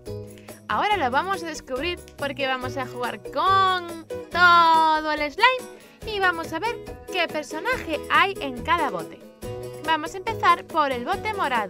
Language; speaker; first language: Spanish; native; Spanish